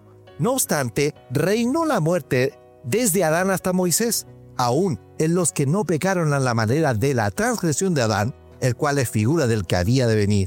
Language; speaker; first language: Spanish; native; Spanish